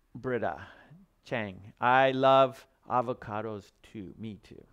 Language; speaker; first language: English; native; English